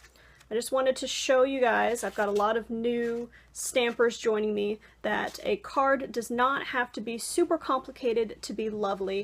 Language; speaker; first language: English; native; English